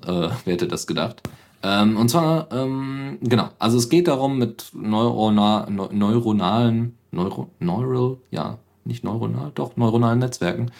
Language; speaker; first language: German; native; German